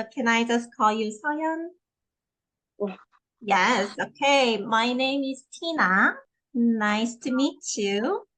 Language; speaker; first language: English; non-native, fluent; Korean